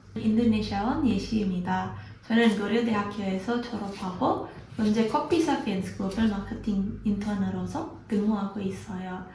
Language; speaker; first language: Korean; non-native, fluent; Indonesian